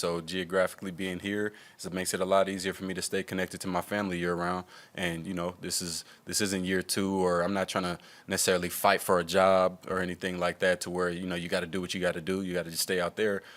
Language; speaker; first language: English; native; English